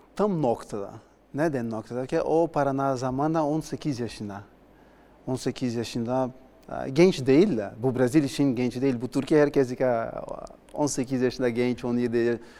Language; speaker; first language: Turkish; non-native, learner; Portuguese